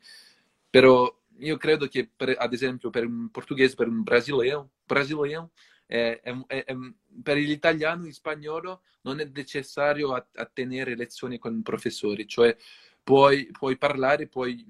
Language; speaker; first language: English; non-native, fluent; French